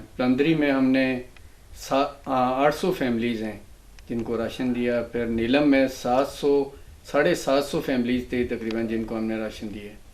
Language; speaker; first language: Urdu; non-native, local second language; Punjabi